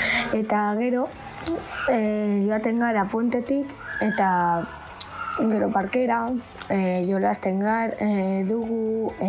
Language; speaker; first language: Basque; non-native, local second language; Spanish